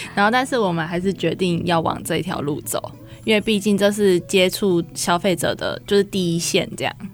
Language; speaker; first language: Chinese; native; Chinese